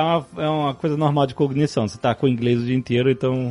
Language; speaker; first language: Portuguese; native; Portuguese